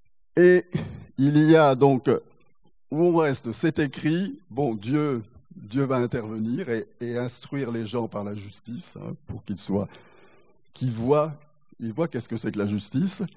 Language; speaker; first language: French; native; French